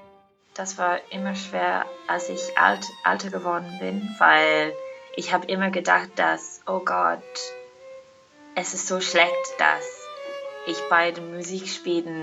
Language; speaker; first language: German; non-native, fluent; Irish